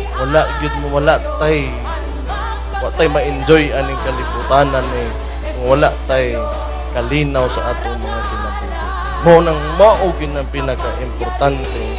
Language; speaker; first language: Cebuano; native; Cebuano